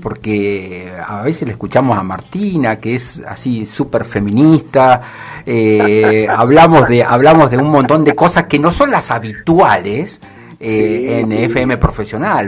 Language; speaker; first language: Spanish; native; Spanish